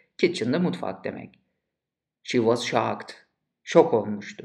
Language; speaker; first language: English; non-native, fluent; Turkish